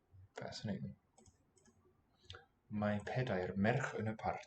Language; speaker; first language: Welsh; non-native, learner; English